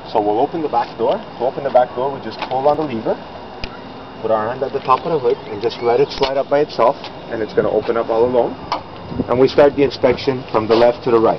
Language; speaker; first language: English; non-native, local second language; French